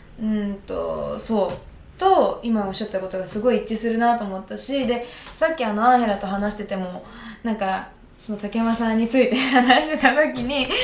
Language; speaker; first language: Japanese; native; Japanese